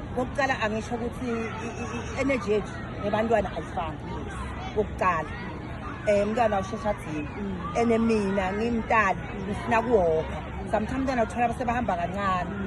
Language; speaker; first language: Zulu; non-native, local second language; Swati